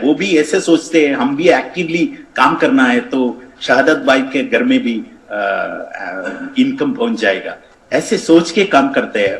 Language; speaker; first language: Hindi; non-native, fluent; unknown